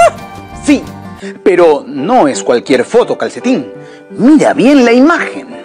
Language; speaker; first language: Spanish; native; Spanish